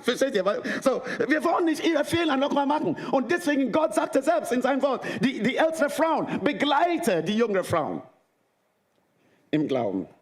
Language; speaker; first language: German; non-native, fluent; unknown